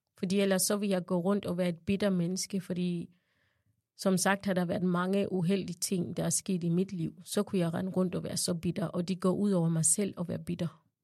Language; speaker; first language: Danish; non-native, fluent; Ganda